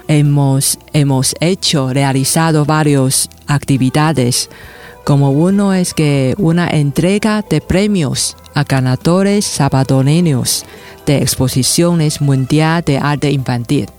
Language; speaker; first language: Spanish; non-native, fluent; Chinese